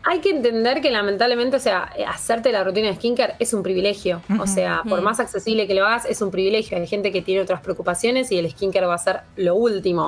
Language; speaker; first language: Spanish; native; Spanish